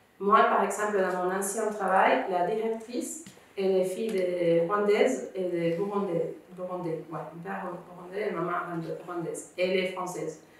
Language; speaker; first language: French; non-native, fluent; Spanish